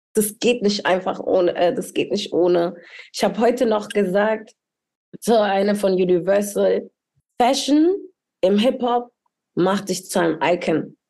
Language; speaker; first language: German; early bilingual, other home language; Spanish